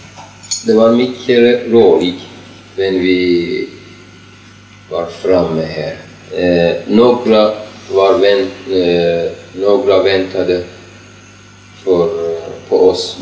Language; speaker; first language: Swedish; non-native, learner; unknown